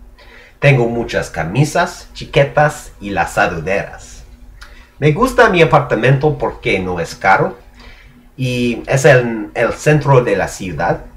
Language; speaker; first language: Spanish; non-native, learner; English